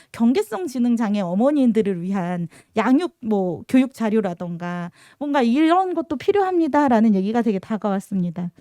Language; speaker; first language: Korean; native; Korean